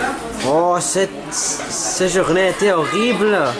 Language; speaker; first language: French; non-native, learner; English